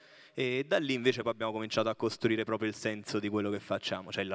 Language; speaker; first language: Italian; native; Italian